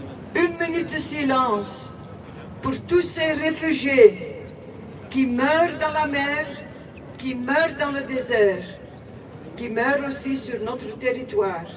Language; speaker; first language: French; non-native, local second language; Dutch